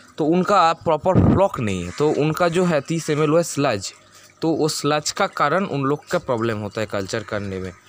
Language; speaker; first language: Hindi; non-native, local second language; Bangla